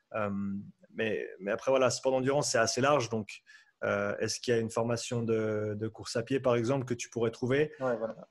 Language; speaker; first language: French; native; French